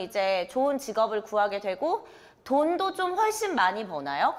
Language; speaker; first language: Korean; native; Korean